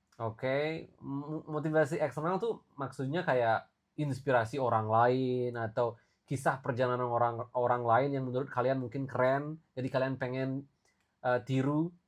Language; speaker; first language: Indonesian; native; Indonesian